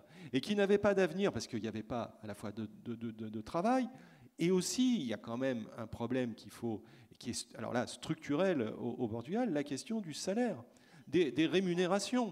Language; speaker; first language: French; native; French